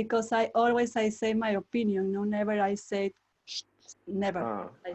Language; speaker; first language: English; non-native, learner; Spanish